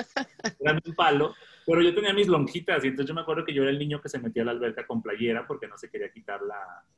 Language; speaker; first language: Spanish; native; Spanish